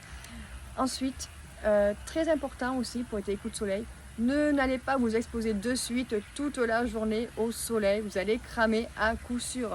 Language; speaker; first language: French; native; French